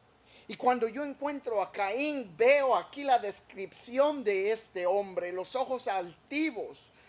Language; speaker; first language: Spanish; native; Spanish